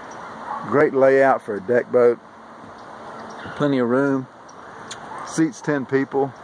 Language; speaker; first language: English; native; English